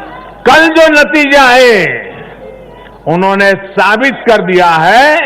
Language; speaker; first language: Hindi; non-native, local second language; Gujarati